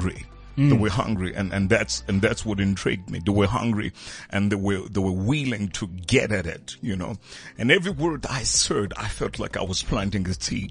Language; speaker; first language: English; non-native, local second language; Tswana